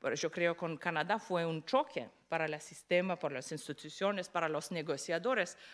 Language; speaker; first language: Spanish; non-native, fluent; Lithuanian